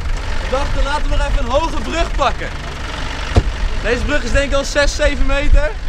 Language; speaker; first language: Dutch; native; Dutch